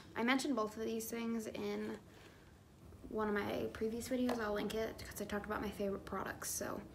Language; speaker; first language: English; native; English